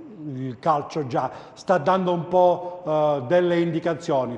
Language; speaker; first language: Italian; native; Italian